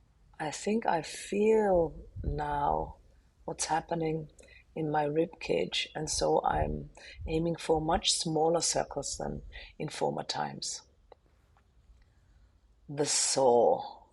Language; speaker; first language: English; non-native, fluent; German